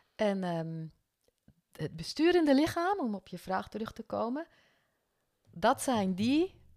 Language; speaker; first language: Dutch; non-native, fluent; French